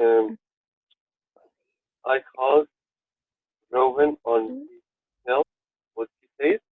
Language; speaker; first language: English; non-native, learner; Spanish